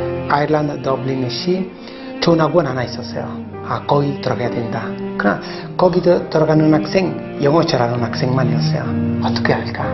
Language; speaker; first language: Korean; non-native, fluent; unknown